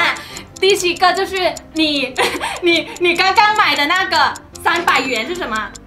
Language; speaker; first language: Chinese; non-native, learner; Thai